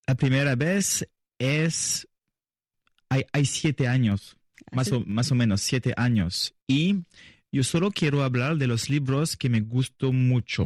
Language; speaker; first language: Spanish; non-native, learner; French